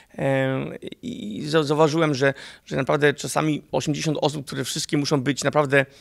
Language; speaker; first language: Polish; early bilingual, heritage; Polish